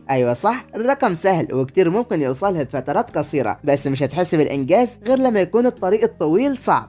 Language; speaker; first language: Arabic; native; Arabic